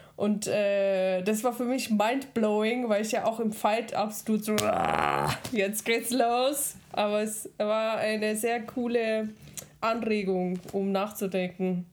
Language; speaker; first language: German; early bilingual, other home language; Russian